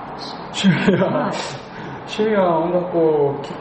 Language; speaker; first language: Japanese; non-native, learner; Korean